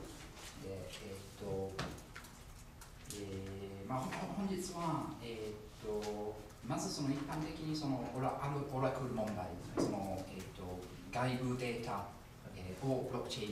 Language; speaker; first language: Japanese; non-native, fluent; English